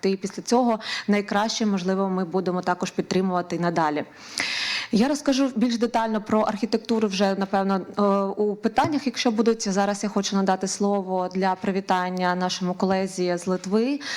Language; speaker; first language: Ukrainian; native; Ukrainian